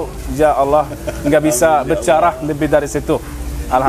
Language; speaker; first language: Indonesian; non-native, fluent; Arabic